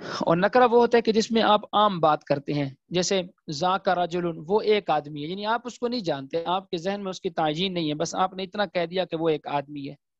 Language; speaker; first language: Urdu; native; Urdu